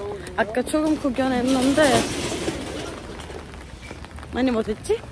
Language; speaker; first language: Korean; non-native, fluent; Turkish